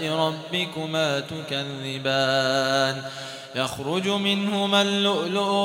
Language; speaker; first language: Arabic; native; Arabic